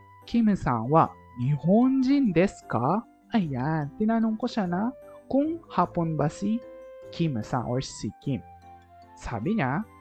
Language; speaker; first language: Japanese; non-native, fluent; Filipino